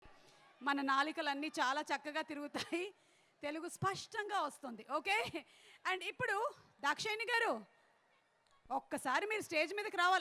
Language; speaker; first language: Telugu; native; Telugu